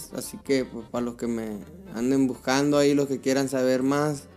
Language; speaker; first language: Spanish; early bilingual, heritage; Spanish